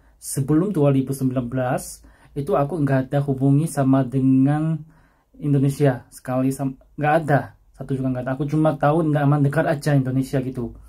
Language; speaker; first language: Indonesian; non-native, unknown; Korean